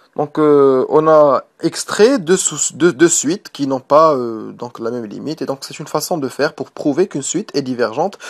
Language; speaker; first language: French; non-native, local second language; Arabic